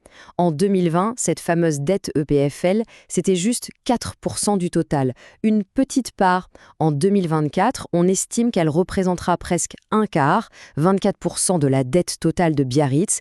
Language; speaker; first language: French; native; French